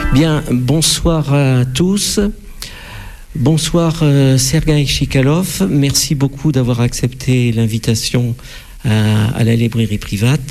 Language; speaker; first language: French; native; French